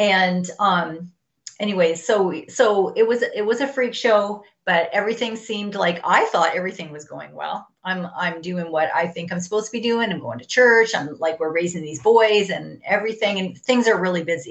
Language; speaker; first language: English; native; English